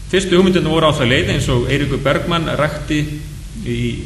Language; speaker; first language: Icelandic; native; Icelandic